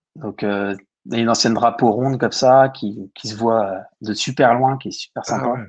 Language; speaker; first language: French; native; French